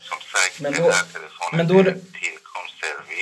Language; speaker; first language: Swedish; non-native, learner; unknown